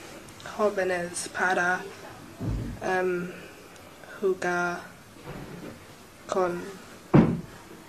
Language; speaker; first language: Spanish; non-native, learner; English